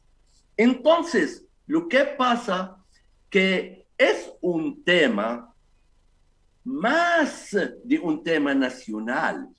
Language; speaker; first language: Spanish; non-native, fluent; Arabic